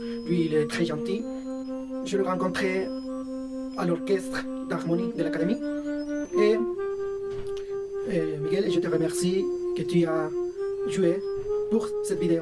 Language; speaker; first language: French; non-native, fluent; Spanish